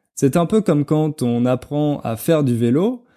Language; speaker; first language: French; native; French